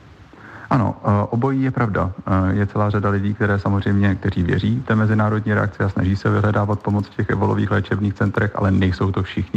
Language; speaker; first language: Czech; native; Czech